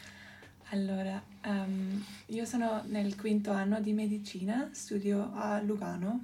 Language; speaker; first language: Italian; non-native, local second language; German